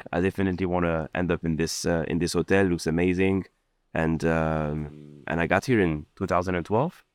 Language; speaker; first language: English; non-native, fluent; Arabic